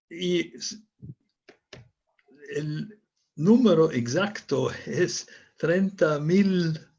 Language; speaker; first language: Spanish; non-native, fluent; German